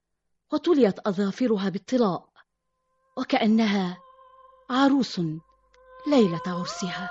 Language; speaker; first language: Arabic; native; Arabic